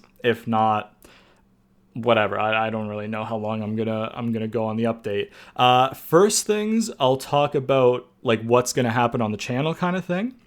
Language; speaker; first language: English; native; English